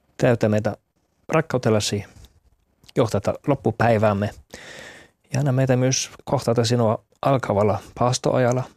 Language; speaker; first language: Finnish; non-native, fluent; German